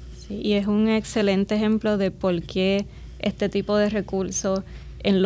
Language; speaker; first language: Spanish; native; Spanish